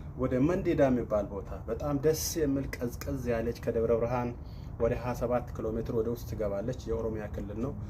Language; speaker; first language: Amharic; non-native, local second language; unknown